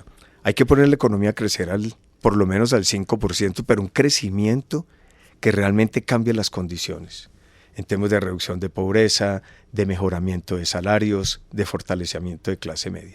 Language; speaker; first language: Spanish; native; Spanish